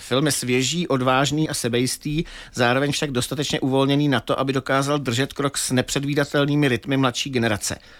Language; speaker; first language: Czech; native; Czech